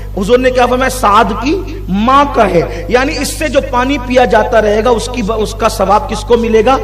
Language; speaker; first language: Urdu; native; Urdu